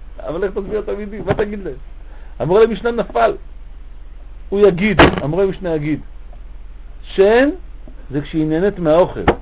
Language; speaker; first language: Hebrew; native; Hebrew